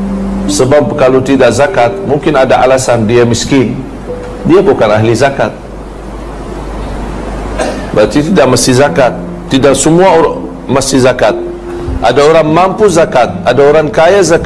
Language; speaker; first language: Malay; non-native, fluent; Arabic